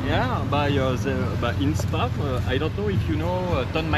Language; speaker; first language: English; non-native, learner; French